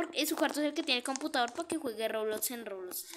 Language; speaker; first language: Spanish; native; Spanish